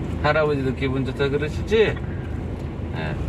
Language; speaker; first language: Korean; native; Korean